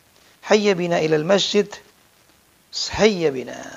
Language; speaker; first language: Arabic; non-native, fluent; Indonesian